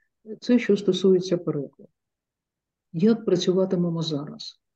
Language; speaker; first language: Ukrainian; native; Ukrainian